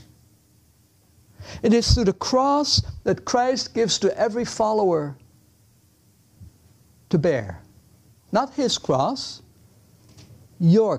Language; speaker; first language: English; non-native, fluent; Dutch